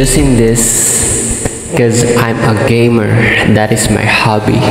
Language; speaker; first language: English; non-native, local second language; Filipino